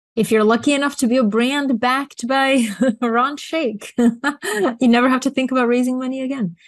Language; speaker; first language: English; early bilingual, other home language; Bulgarian